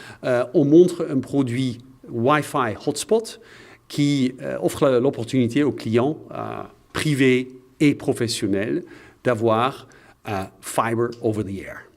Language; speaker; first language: French; non-native, fluent; Dutch